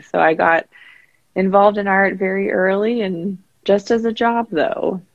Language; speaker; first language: English; native; English